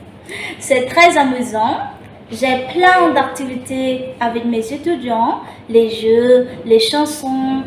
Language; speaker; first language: French; non-native, local second language; Khmer